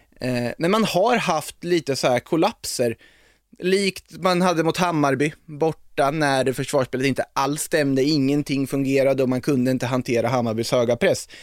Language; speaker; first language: Swedish; native; Swedish